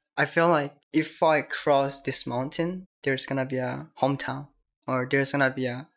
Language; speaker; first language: English; non-native, learner; Korean